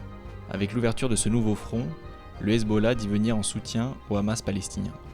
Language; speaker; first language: French; native; French